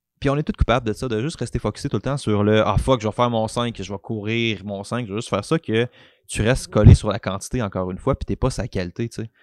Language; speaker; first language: French; native; French